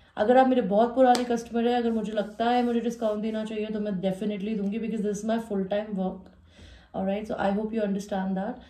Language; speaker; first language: Hindi; native; Hindi